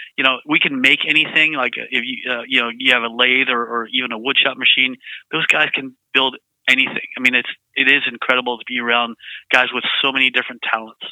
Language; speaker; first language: English; early bilingual, other home language; Vietnamese